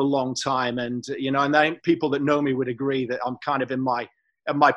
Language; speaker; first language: English; native; English